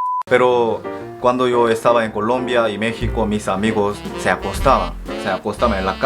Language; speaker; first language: Spanish; non-native, fluent; Korean